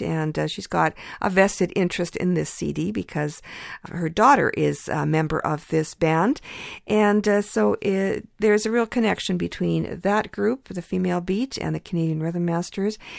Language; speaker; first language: English; early bilingual, other home language; Ukrainian